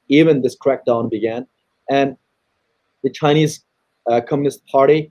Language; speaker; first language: English; non-native, fluent; Chinese